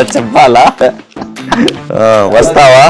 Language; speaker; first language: Telugu; non-native, learner; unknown